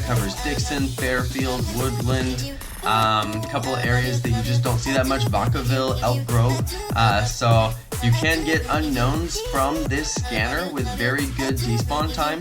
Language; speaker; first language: English; native; English